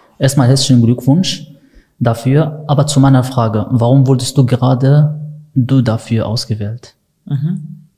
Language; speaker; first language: German; non-native, fluent; Arabic